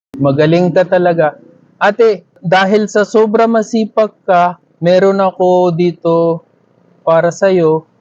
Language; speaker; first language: Filipino; non-native, learner; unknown